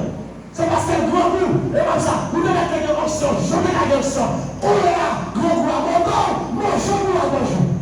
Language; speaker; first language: French; non-native, local second language; Haitian Creole